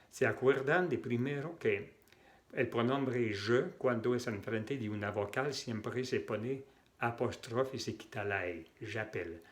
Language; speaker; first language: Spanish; non-native, fluent; French